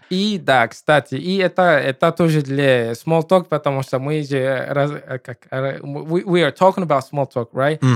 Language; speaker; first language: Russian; non-native, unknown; English